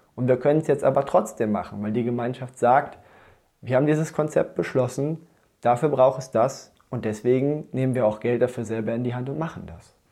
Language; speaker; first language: German; native; German